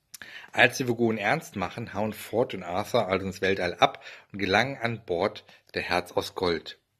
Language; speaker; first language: German; native; German